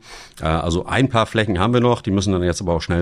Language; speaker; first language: German; native; German